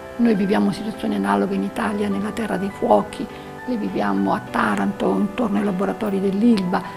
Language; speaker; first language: Italian; native; Italian